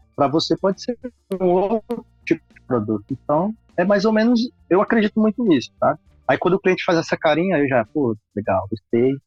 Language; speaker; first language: Portuguese; native; Portuguese